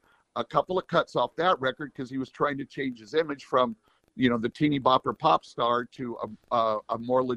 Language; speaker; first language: English; native; English